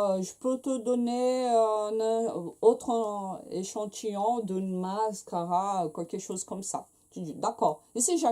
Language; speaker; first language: French; non-native, fluent; Portuguese